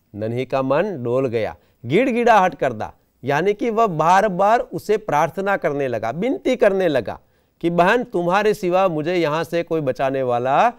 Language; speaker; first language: Hindi; non-native, local second language; Gujarati